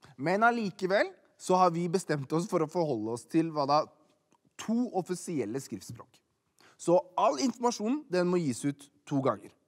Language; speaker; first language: Norwegian; native; Norwegian